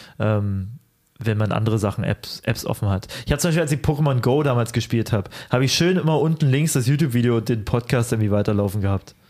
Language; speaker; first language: German; early bilingual, other home language; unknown